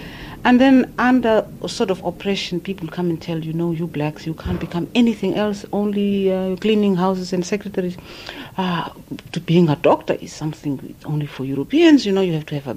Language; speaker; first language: English; non-native, fluent; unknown